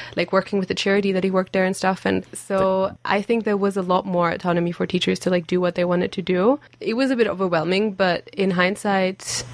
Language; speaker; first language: English; non-native, fluent; German